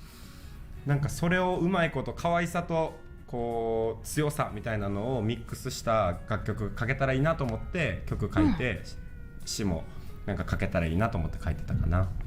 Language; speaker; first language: Japanese; native; Japanese